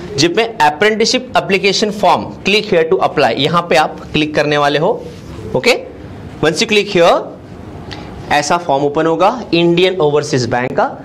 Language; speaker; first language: Hindi; non-native, local second language; Marathi